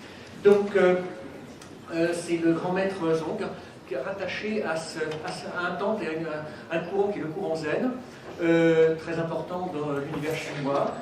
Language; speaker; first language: French; native; French